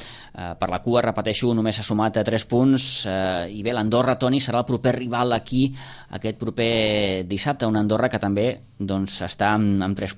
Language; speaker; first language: Catalan; native; Catalan